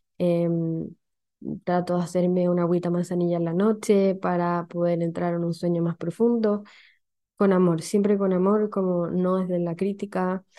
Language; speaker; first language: Spanish; native; Spanish